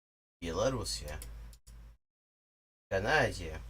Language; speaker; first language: Russian; non-native, learner; English